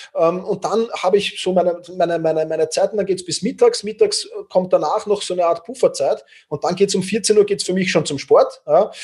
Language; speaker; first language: German; native; German